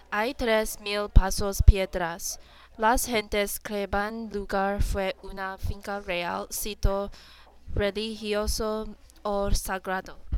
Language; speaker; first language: Spanish; non-native, learner; English